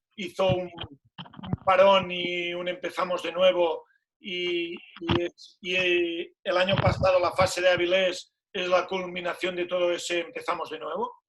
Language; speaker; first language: Spanish; non-native, local second language; Catalan